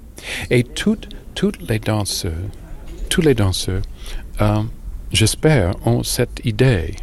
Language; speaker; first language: French; non-native, fluent; English